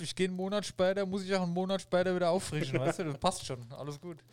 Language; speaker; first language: German; native; German